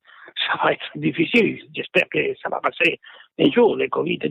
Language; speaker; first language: French; non-native, fluent; Spanish